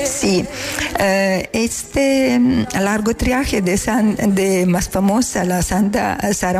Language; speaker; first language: Spanish; non-native, fluent; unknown